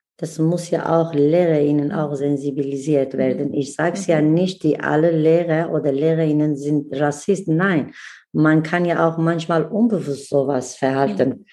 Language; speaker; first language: German; non-native, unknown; Kurdish